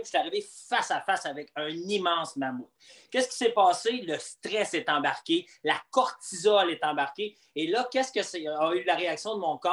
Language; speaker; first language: French; native; French